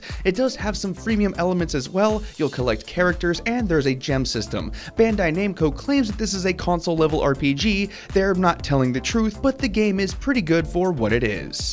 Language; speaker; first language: English; native; English